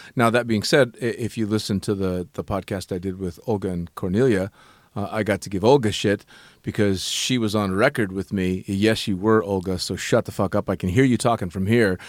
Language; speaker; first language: English; native; English